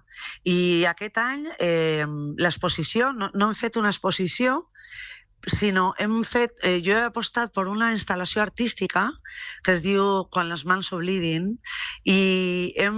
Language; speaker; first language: Catalan; non-native, local second language; Spanish